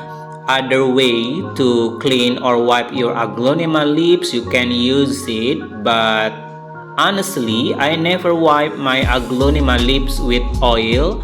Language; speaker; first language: English; non-native, learner; Indonesian